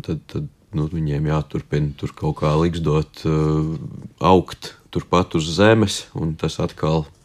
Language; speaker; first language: Latvian; native; Latvian